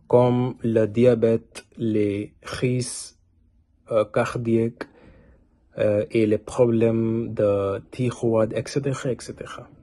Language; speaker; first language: French; non-native, learner; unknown